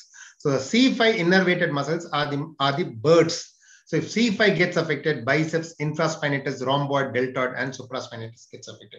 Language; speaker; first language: English; non-native, local second language; Telugu